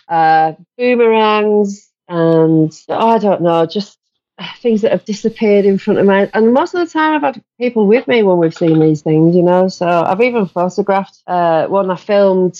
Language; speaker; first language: English; native; English